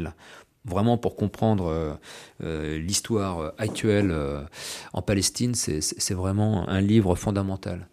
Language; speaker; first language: French; native; French